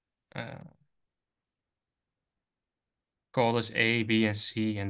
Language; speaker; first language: English; non-native, fluent; Dutch